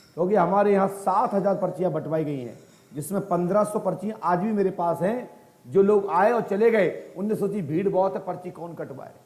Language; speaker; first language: Hindi; native; Hindi